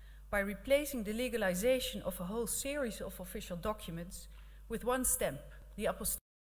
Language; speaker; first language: English; non-native, fluent; Dutch